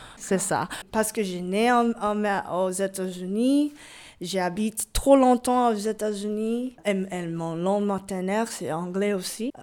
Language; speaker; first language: French; non-native, learner; English